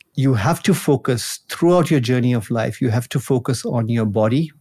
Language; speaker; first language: English; non-native, local second language; Hindi